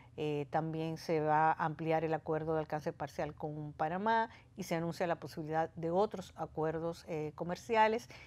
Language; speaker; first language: Spanish; native; Spanish